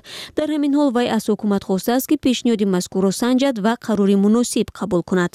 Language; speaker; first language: Persian; native; Persian